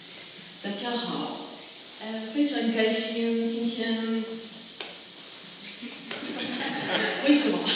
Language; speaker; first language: Chinese; non-native, learner; French